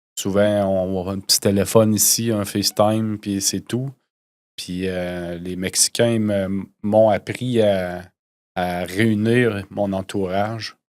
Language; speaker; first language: French; native; French